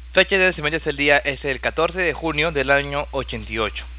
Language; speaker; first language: Spanish; native; Spanish